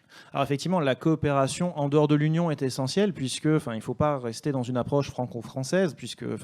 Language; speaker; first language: French; native; French